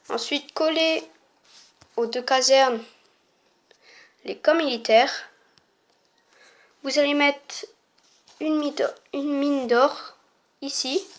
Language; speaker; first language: French; native; French